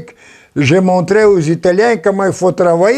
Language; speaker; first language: French; non-native, learner; Polish